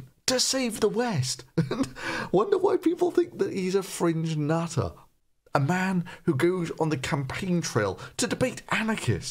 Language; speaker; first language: English; native; English